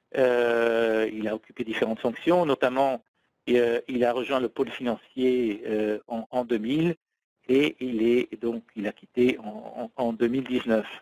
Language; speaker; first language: French; native; French